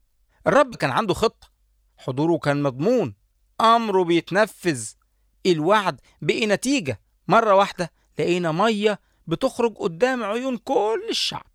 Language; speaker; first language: Arabic; native; Arabic